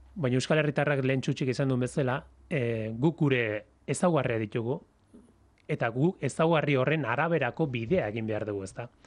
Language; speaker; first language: Basque; native; Basque